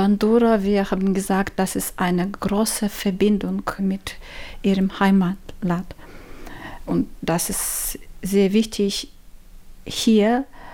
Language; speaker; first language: German; non-native, learner; Ukrainian